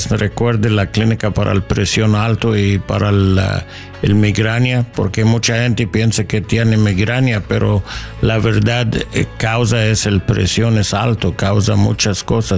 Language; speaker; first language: Spanish; non-native, learner; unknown